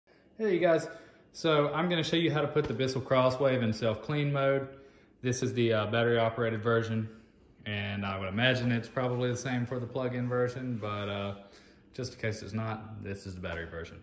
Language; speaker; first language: English; native; English